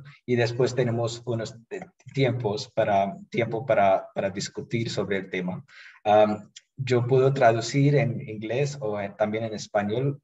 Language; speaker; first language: Spanish; non-native, fluent; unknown